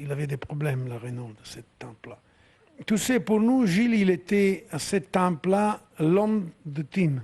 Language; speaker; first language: French; non-native, fluent; Italian